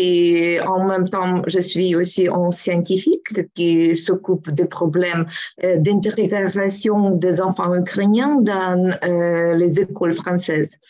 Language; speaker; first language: French; non-native, learner; Ukrainian